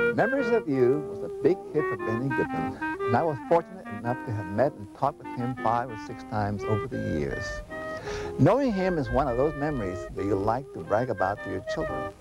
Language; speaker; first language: English; native; English